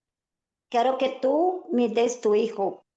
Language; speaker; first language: Spanish; non-native, fluent; Portuguese